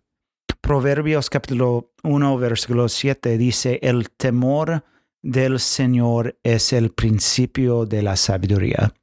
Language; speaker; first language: Spanish; non-native, fluent; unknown